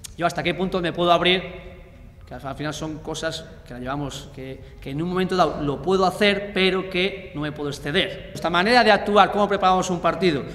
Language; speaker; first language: Spanish; native; Spanish